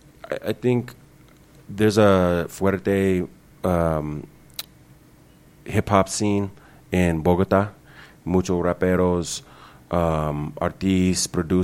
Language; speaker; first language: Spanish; non-native, learner; English